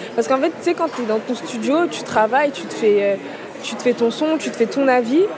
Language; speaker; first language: French; early bilingual, other home language; Kabuverdianu